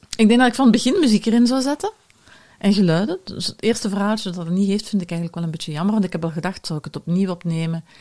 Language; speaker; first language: Dutch; native; Dutch